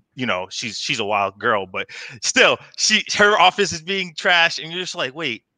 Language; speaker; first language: English; native; English